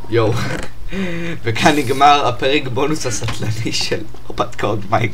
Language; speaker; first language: Hebrew; native; Hebrew